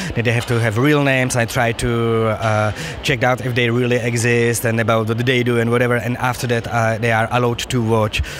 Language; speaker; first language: English; non-native, fluent; Czech